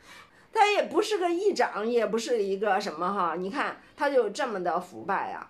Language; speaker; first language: Chinese; native; Chinese